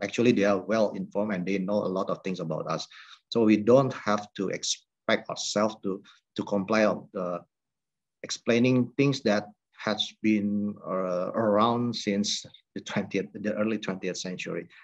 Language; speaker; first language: English; non-native, fluent; Indonesian